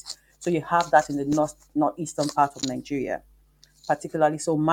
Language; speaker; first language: English; non-native, local second language; Yoruba